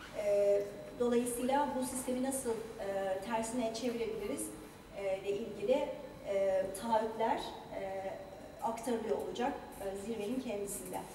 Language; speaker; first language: Turkish; native; Turkish